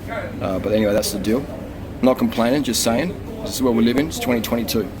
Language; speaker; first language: English; native; English